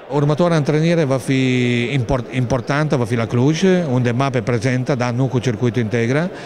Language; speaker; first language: Romanian; non-native, fluent; Italian